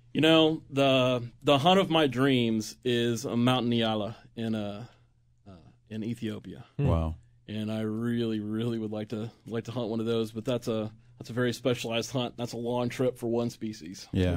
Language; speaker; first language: English; native; English